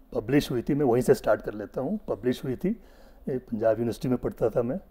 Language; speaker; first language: Hindi; non-native, local second language; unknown